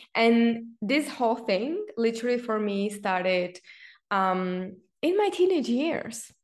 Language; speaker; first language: English; non-native, fluent; Czech